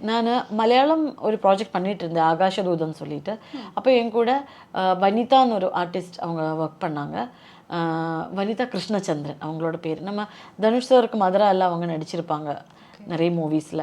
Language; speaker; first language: Tamil; non-native, local second language; Malayalam